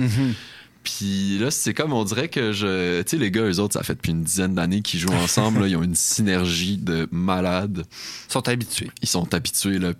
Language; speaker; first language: French; native; French